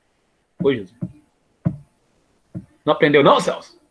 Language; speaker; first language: Portuguese; native; Portuguese